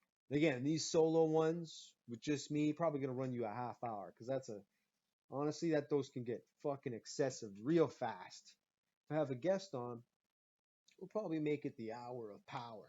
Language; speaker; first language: English; native; English